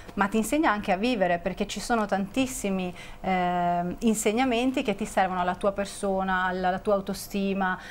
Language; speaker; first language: Italian; native; Italian